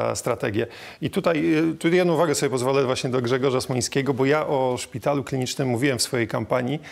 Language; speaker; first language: Polish; native; Polish